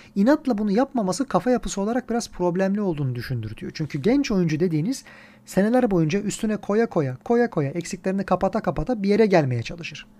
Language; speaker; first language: Turkish; native; Turkish